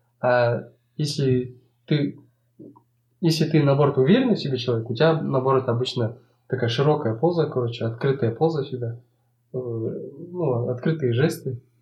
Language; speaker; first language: Russian; non-native, local second language; Kazakh